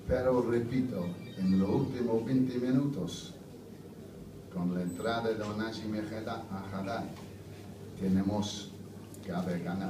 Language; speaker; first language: Spanish; non-native, fluent; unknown